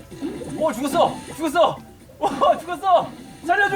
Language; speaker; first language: Korean; native; Korean